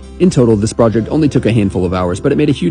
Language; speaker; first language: English; native; English